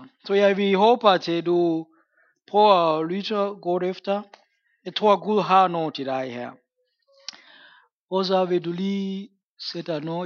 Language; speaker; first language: Danish; non-native, fluent; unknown